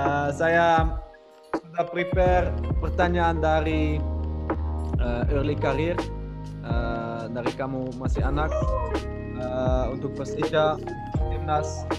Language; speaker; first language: Indonesian; non-native, learner; Dutch